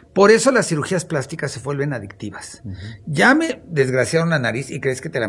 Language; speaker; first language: Spanish; native; Spanish